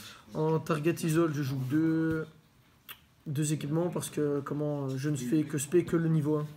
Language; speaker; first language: French; native; French